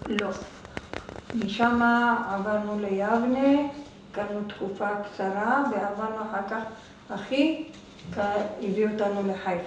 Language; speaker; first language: Hebrew; non-native, fluent; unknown